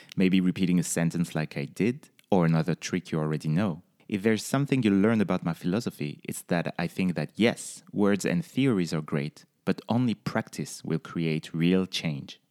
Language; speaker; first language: English; non-native, fluent; French